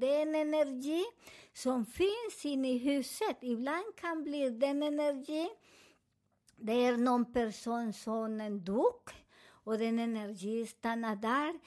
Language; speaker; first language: Swedish; non-native, learner; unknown